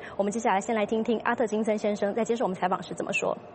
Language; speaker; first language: Chinese; native; Chinese